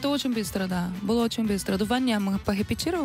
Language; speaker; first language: Russian; non-native, learner; Portuguese